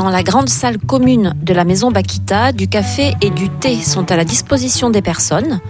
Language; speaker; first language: French; native; French